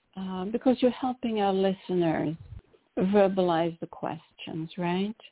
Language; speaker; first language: English; non-native, fluent; French